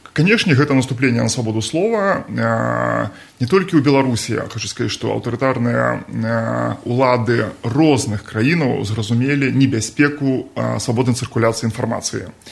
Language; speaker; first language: Belarusian; non-native, local second language; Russian